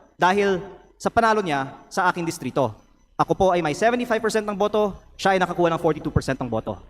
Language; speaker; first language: Filipino; native; Filipino